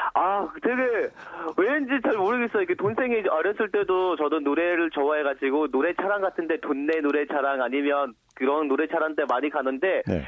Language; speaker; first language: Korean; non-native, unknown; Mongolian